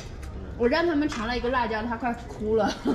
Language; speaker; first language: Chinese; native; Chinese